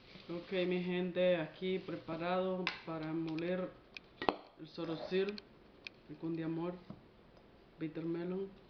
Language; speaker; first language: Spanish; native; Spanish